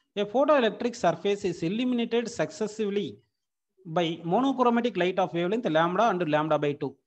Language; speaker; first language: English; non-native, local second language; Tamil